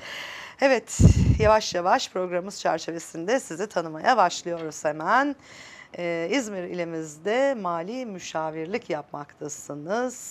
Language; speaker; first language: Turkish; native; Turkish